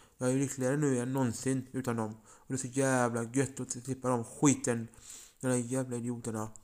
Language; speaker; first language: Swedish; early bilingual, other home language; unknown